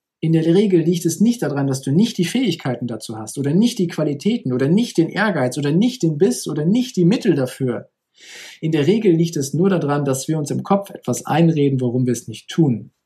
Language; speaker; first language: German; native; German